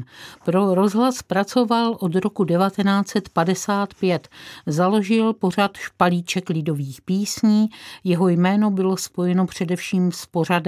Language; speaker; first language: Czech; native; Czech